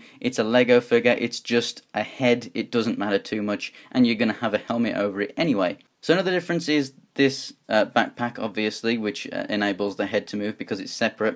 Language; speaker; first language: English; native; English